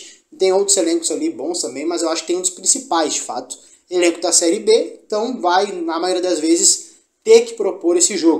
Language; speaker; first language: Portuguese; native; Portuguese